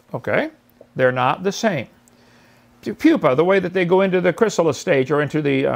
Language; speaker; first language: English; native; English